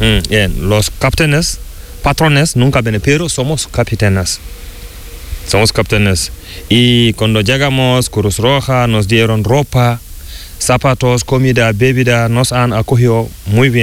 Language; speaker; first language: Spanish; non-native, learner; Fula